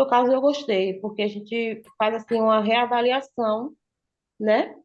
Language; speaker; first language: Portuguese; native; Portuguese